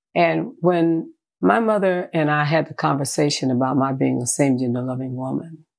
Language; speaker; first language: English; native; English